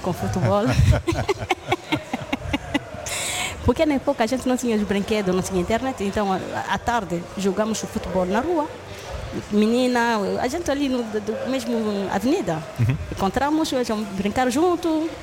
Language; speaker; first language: Portuguese; non-native, learner; Lingala